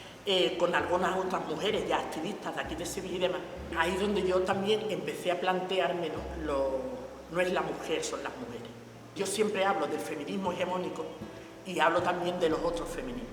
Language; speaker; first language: Spanish; early bilingual, other home language; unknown